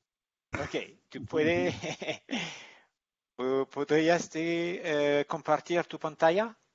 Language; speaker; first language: Spanish; non-native, learner; English